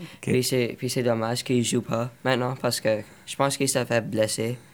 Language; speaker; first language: French; non-native, local second language; English